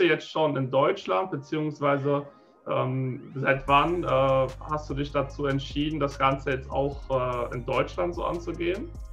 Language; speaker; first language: German; native; German